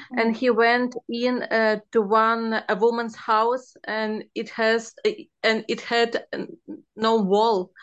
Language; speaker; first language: English; non-native, fluent; Ukrainian